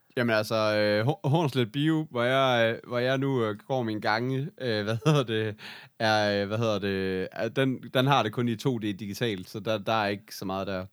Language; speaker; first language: Danish; native; Danish